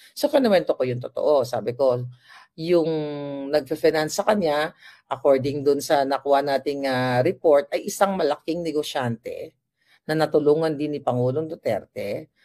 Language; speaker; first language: Filipino; non-native, local second language; Hiligaynon